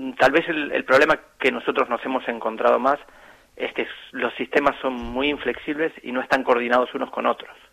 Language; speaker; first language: Spanish; native; Spanish